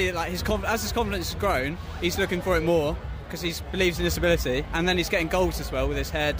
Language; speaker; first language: English; native; English